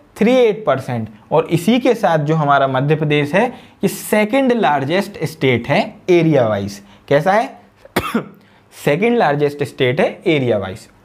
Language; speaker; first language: Hindi; native; Hindi